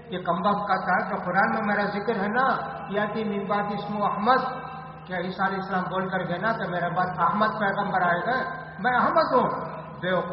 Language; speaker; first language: Urdu; native; Urdu